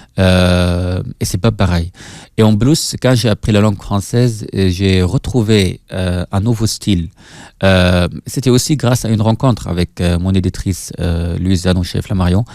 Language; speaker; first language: French; non-native, fluent; Arabic